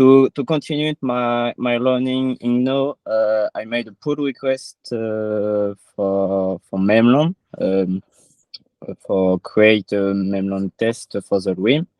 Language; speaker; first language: English; non-native, learner; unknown